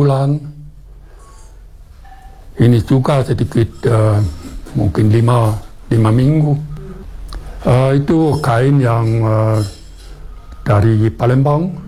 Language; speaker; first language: Indonesian; non-native, fluent; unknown